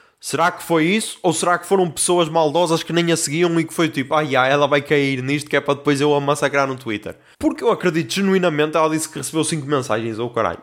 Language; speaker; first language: Portuguese; native; Portuguese